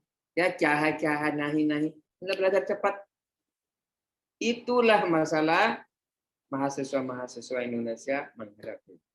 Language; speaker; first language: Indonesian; non-native, fluent; Hindi